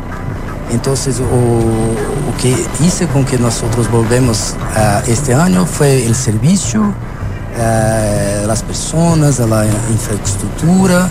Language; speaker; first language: Spanish; non-native, learner; Portuguese